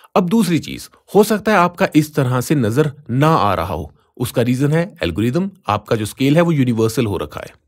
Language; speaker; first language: Hindi; native; Hindi